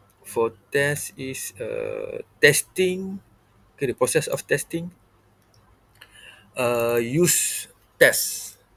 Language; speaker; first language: English; non-native, local second language; Malay